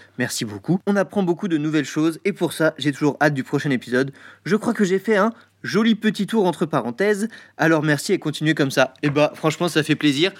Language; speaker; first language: French; native; French